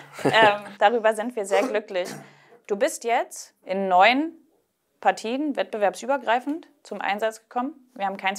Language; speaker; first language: German; native; German